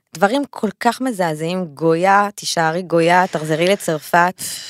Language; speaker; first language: Hebrew; non-native, fluent; French